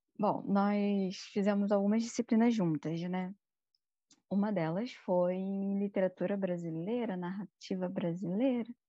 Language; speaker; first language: Portuguese; native; Portuguese